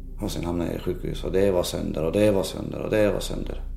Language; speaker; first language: Swedish; non-native, local second language; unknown